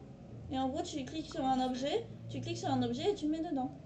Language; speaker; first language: French; native; French